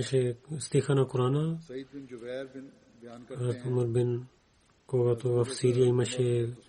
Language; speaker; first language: Bulgarian; non-native, learner; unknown